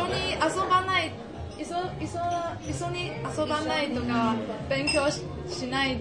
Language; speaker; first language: Japanese; non-native, learner; Chinese